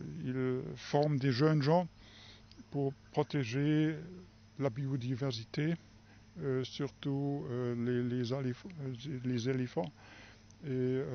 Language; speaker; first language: French; non-native, fluent; German